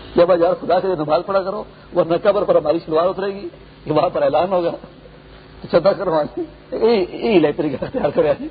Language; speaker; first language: Urdu; non-native, local second language; Pashto